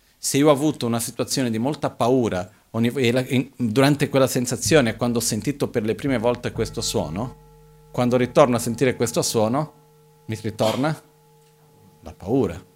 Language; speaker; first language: Italian; non-native, fluent; Portuguese